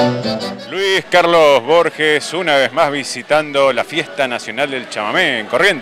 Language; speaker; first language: Spanish; native; Spanish